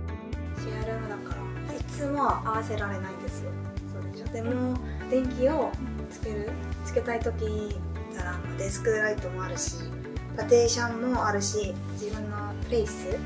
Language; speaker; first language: Japanese; non-native, learner; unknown